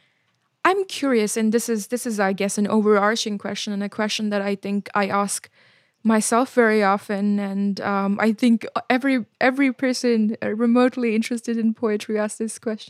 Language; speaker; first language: English; non-native, local second language; Hindi